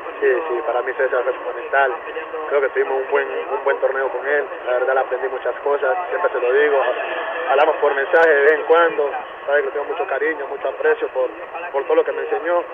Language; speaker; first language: Spanish; native; Spanish